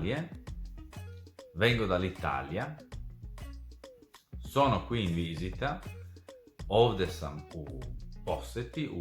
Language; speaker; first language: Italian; non-native, fluent; Serbian